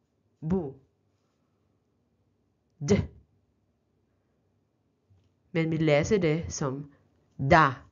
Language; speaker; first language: Danish; non-native, learner; Filipino